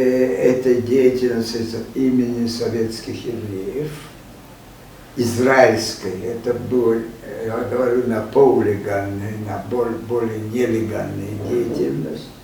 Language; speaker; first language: Russian; non-native, fluent; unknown